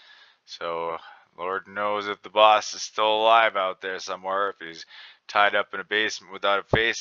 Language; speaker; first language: English; native; English